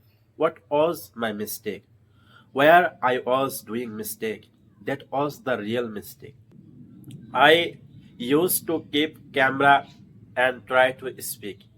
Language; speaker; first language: English; non-native, learner; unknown